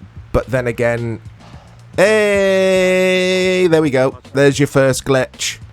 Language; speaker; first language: English; native; English